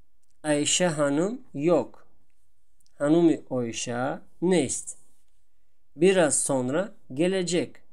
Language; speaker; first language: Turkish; non-native, fluent; Tajik